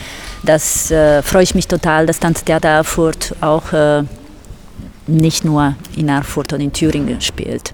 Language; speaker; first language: German; non-native, fluent; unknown